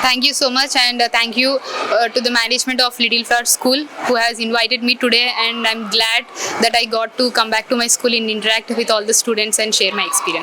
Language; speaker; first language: English; non-native, local second language; Telugu